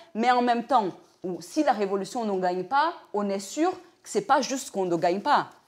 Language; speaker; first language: French; non-native, fluent; Portuguese